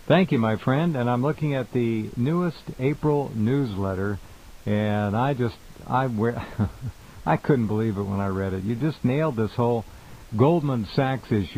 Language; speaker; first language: English; native; English